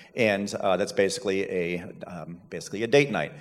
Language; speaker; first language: English; native; English